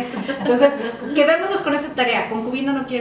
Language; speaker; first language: Spanish; native; Spanish